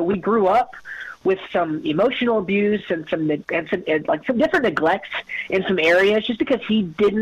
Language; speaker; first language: English; native; English